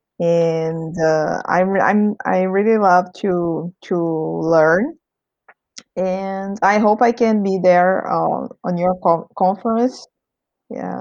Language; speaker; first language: English; non-native, fluent; Portuguese